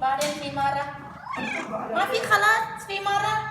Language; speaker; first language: Arabic; non-native, learner; Thai